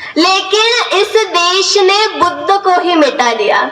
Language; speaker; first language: Hindi; non-native, local second language; Marathi